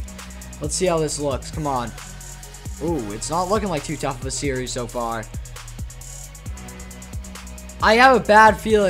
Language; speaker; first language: English; native; English